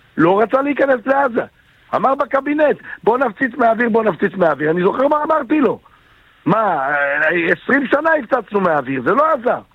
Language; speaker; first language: Hebrew; native; Hebrew